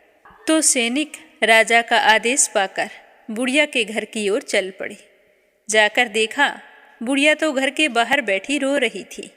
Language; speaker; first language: Hindi; native; Hindi